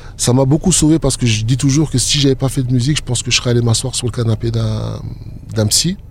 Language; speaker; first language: French; native; French